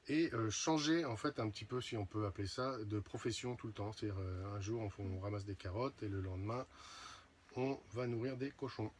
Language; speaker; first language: French; native; French